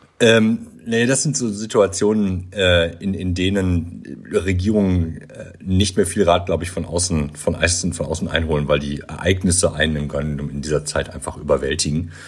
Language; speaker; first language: German; native; German